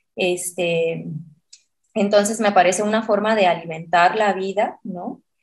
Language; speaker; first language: Spanish; non-native, fluent; Italian